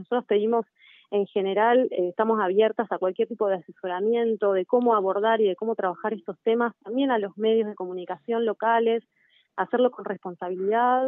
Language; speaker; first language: Spanish; native; Spanish